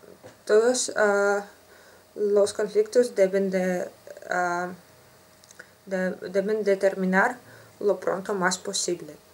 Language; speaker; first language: Spanish; non-native, learner; Russian